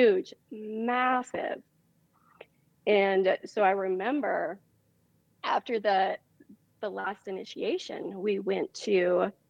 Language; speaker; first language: English; native; English